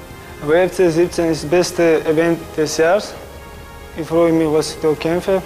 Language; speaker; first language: German; non-native, learner; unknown